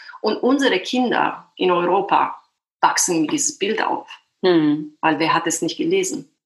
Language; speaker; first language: German; non-native, fluent; Italian